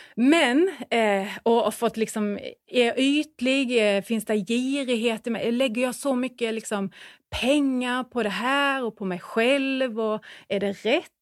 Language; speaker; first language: Swedish; native; Swedish